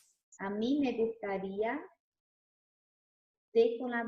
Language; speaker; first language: Spanish; non-native, fluent; Portuguese